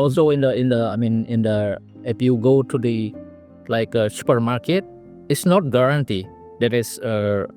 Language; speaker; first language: English; non-native, learner; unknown